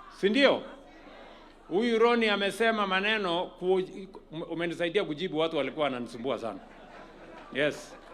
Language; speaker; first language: Swahili; non-native, local second language; Kalenjin